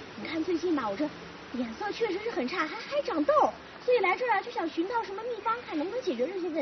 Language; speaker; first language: Chinese; native; Chinese